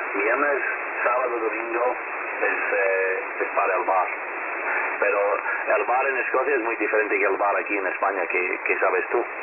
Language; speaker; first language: Spanish; non-native, learner; English